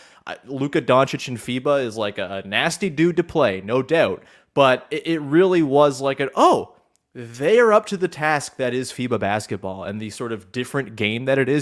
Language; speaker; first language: English; native; English